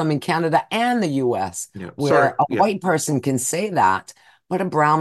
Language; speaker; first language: English; native; English